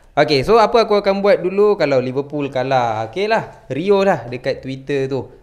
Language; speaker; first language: Malay; non-native, local second language; Tamil